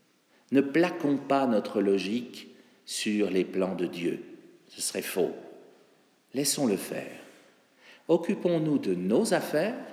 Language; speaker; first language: French; native; French